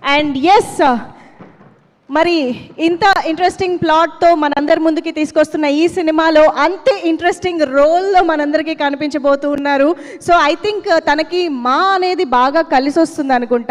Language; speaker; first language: Telugu; native; Telugu